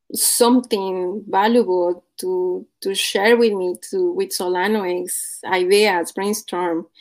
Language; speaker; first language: English; non-native, fluent; Spanish